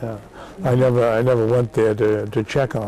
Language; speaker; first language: English; native; English